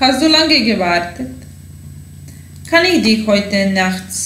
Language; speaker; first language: German; non-native, fluent; Serbian